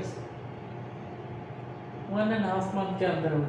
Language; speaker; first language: Hindi; non-native, learner; Bangla